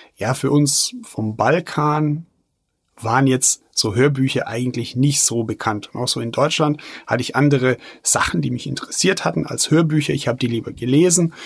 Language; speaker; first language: German; non-native, fluent; Bosnian